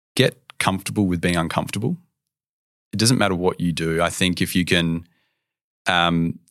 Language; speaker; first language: English; native; English